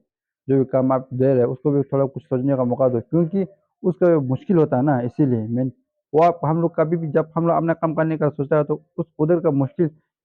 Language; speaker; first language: Hindi; non-native, fluent; Tibetan